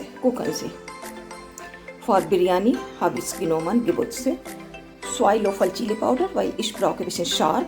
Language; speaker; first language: German; non-native, learner; Hindi